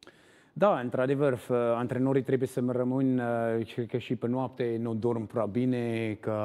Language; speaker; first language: Romanian; non-native, learner; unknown